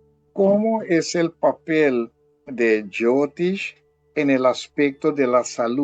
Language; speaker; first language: Spanish; non-native, fluent; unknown